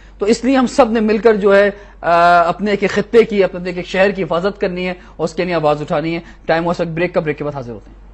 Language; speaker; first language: Urdu; native; Urdu